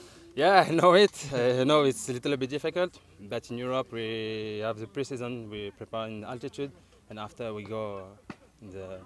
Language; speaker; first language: English; non-native, learner; French